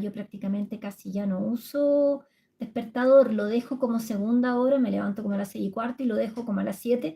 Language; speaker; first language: Spanish; native; Spanish